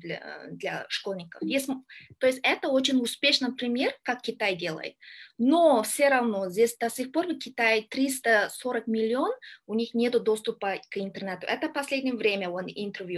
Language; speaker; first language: Russian; non-native, learner; Kyrgyz